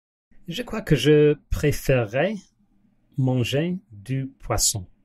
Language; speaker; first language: French; non-native, learner; English